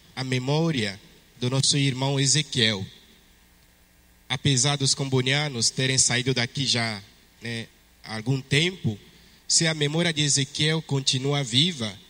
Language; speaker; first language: Portuguese; non-native, fluent; French